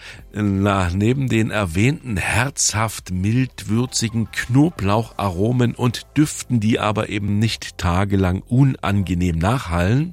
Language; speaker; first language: German; native; German